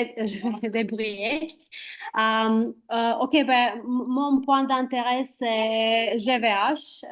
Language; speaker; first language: French; non-native, fluent; Croatian